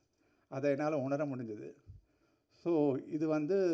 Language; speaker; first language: Tamil; native; Tamil